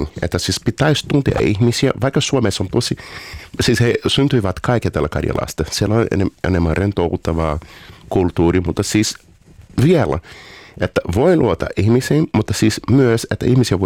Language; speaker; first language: Finnish; non-native, learner; Portuguese